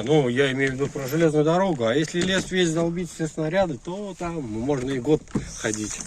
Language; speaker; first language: Russian; native; Russian